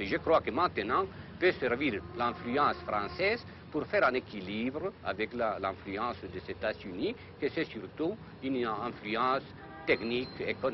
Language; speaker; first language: French; non-native, fluent; Spanish